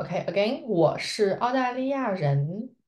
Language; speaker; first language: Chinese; non-native, fluent; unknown